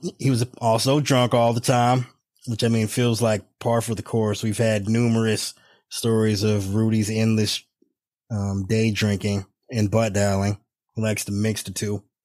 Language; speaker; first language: English; native; English